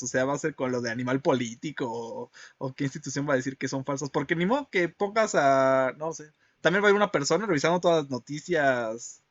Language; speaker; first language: Spanish; native; Spanish